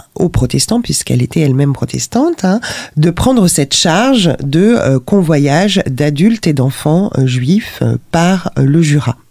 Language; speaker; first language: French; native; French